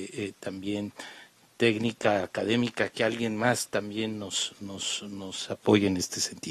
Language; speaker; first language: Spanish; native; Spanish